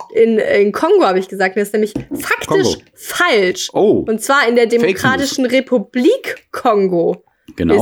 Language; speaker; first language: German; native; German